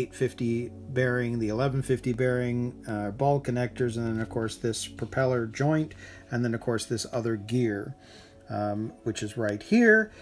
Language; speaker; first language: English; native; English